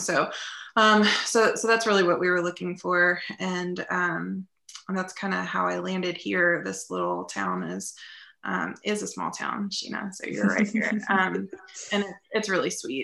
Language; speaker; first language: English; native; English